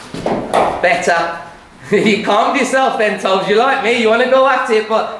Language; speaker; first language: English; native; English